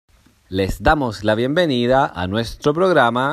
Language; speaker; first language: Spanish; native; Spanish